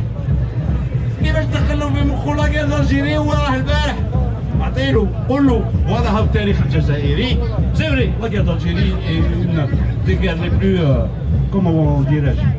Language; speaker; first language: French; non-native, local second language; Arabic